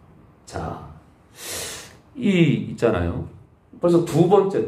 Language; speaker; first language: Korean; native; Korean